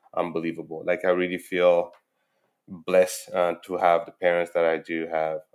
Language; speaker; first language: English; non-native, fluent; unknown